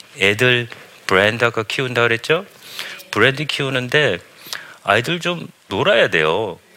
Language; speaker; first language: Korean; early bilingual, heritage; Korean